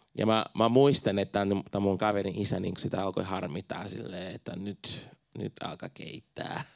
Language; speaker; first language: Finnish; non-native, fluent; Portuguese